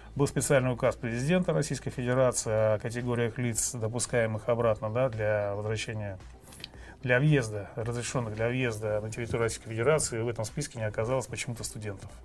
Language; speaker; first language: Russian; non-native, local second language; Kyrgyz